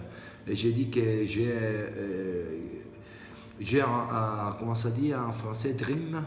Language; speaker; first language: French; non-native, learner; Italian